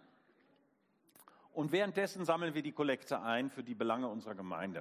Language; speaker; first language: German; native; German